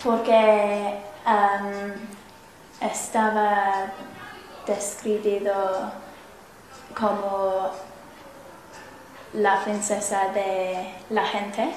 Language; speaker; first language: Spanish; non-native, learner; English